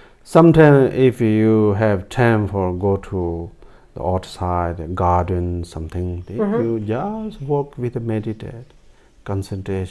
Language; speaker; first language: English; non-native, learner; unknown